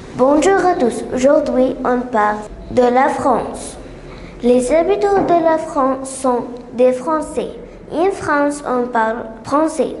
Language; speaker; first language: French; non-native, learner; Arabic